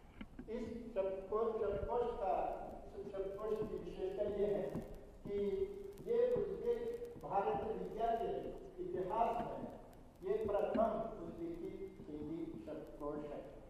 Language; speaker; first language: Hindi; non-native, fluent; Uzbek